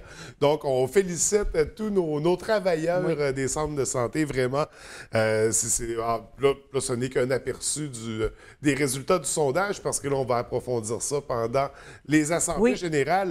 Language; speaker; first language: French; native; French